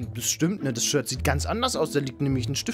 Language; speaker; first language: German; native; German